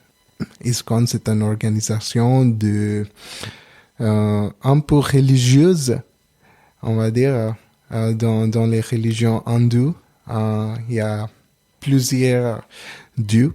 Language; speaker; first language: French; non-native, learner; Telugu